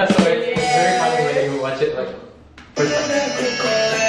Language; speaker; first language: English; non-native, fluent; Indonesian